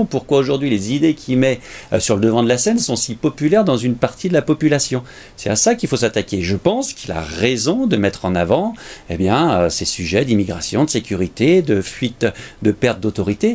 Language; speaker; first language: French; native; French